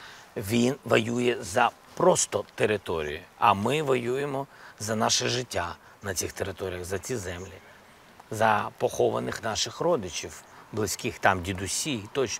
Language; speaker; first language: Ukrainian; non-native, local second language; Russian